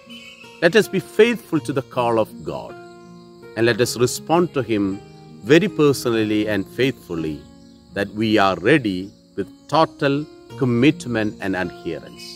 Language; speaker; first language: English; non-native, local second language; Malayalam